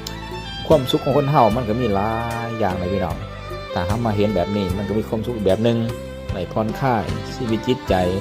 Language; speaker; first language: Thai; non-native, local second language; Lao